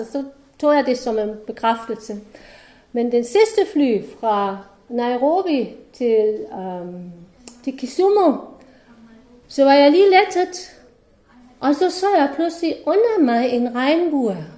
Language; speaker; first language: Danish; non-native, fluent; German